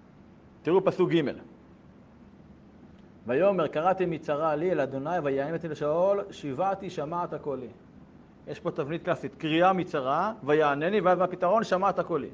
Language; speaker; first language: Hebrew; native; Hebrew